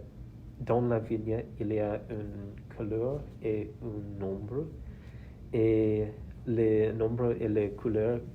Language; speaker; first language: French; non-native, learner; English